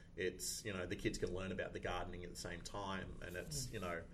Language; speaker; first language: English; native; English